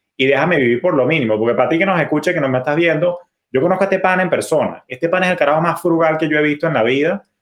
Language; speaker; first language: Spanish; native; Spanish